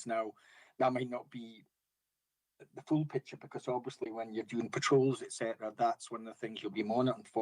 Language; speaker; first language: English; native; English